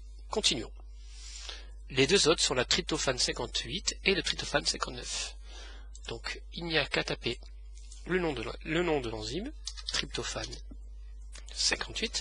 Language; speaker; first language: French; native; French